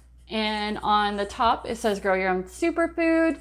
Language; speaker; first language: English; native; English